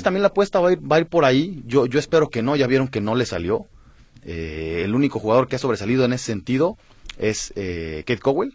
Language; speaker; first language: Spanish; native; Spanish